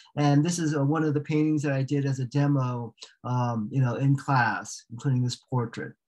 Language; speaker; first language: English; native; English